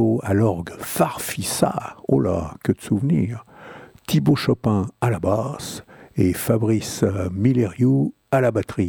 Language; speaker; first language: French; native; French